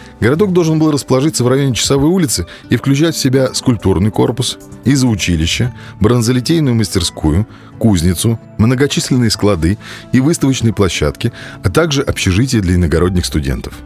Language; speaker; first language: Russian; native; Russian